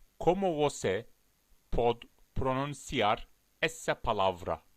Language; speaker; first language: Portuguese; non-native, learner; Turkish